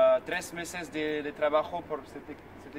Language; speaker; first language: Spanish; non-native, learner; French